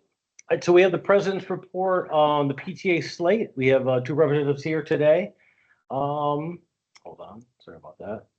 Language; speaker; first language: English; native; English